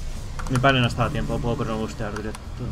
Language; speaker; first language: Spanish; native; Spanish